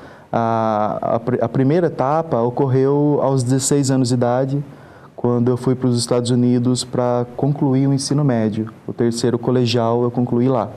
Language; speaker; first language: Portuguese; native; Portuguese